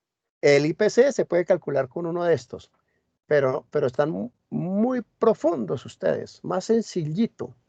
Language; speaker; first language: Spanish; native; Spanish